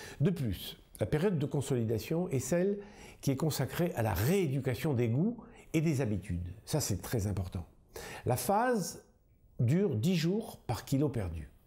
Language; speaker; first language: French; native; French